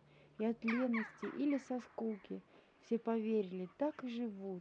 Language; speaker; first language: Russian; native; Russian